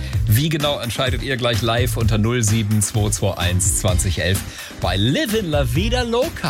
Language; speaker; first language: German; native; German